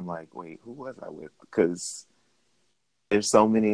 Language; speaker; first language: English; native; English